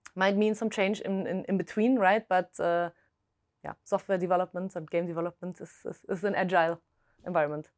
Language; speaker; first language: English; non-native, fluent; German